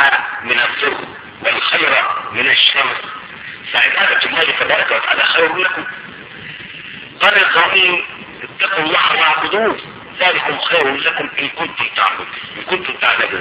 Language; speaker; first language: Arabic; native; Arabic